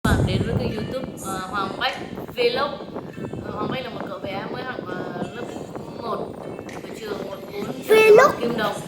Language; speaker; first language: Vietnamese; native; Vietnamese